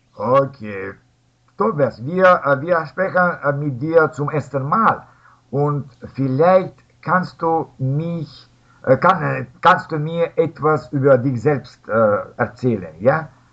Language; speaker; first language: German; non-native, fluent; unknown